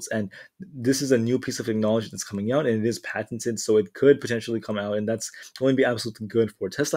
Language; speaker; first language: English; native; English